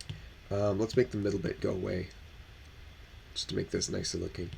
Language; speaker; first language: English; native; English